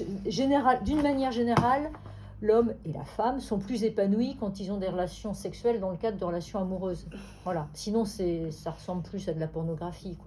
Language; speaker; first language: French; native; French